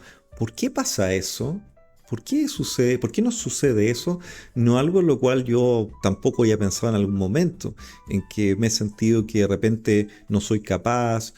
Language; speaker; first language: Spanish; native; Spanish